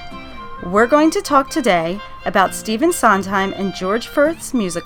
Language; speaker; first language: English; native; English